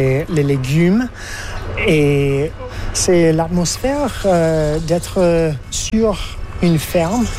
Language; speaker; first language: French; non-native, learner; English